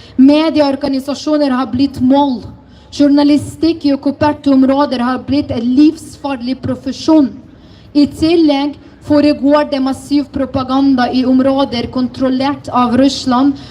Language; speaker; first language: Norwegian; non-native, fluent; Ukrainian